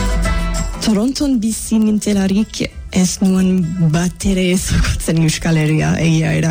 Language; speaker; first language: Basque; non-native, fluent; English